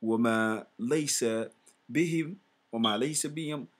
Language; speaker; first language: Arabic; non-native, learner; English